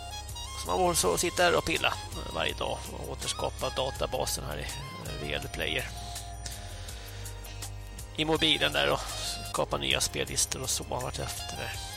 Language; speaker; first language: Swedish; native; Swedish